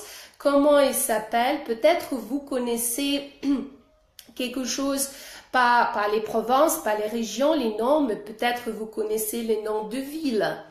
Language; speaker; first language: French; non-native, fluent; Russian